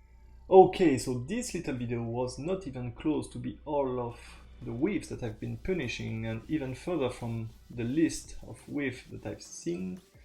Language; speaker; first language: English; non-native, fluent; French